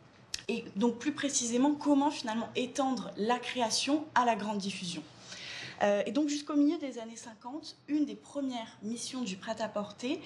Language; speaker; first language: French; native; French